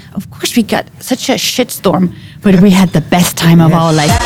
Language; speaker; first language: English; non-native, fluent; German